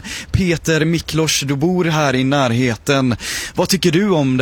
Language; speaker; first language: Swedish; native; Swedish